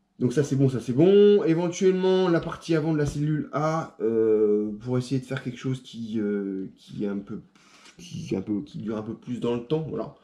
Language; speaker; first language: French; native; French